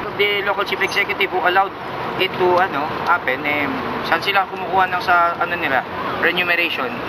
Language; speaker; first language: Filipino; non-native, local second language; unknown